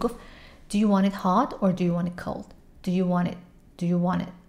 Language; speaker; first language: English; non-native, fluent; Persian